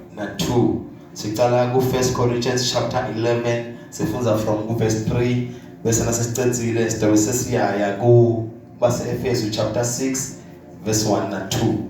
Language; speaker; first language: Zulu; non-native, local second language; Swati